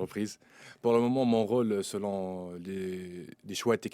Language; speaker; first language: French; non-native, local second language; Arabic